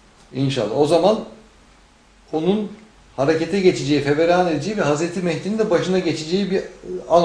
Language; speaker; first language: Turkish; native; Turkish